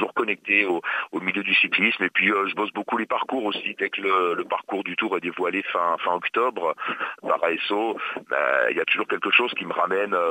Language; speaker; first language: French; native; French